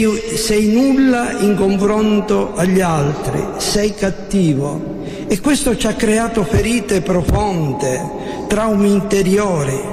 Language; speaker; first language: Italian; native; Italian